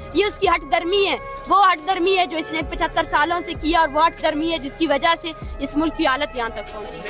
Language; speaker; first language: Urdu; non-native, local second language; Baluchi